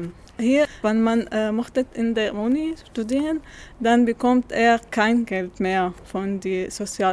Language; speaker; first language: German; non-native, learner; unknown